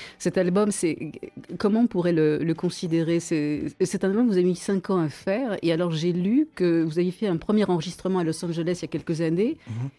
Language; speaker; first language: French; native; French